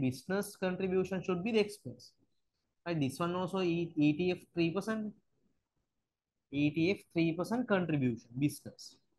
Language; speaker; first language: English; non-native, local second language; Sinhala